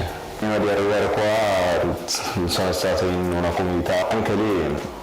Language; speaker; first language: Italian; non-native, fluent; Arabic